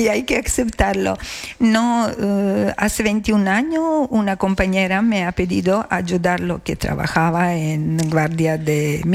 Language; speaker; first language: Spanish; non-native, learner; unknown